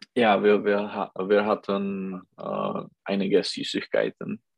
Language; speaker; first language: German; non-native, learner; Czech